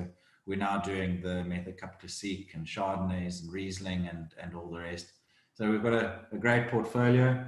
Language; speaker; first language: English; native; English